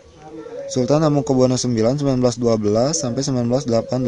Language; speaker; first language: Indonesian; native; Indonesian